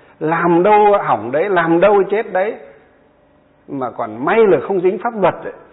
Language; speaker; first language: Vietnamese; native; Vietnamese